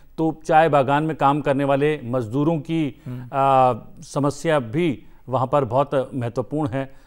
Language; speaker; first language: Hindi; native; Hindi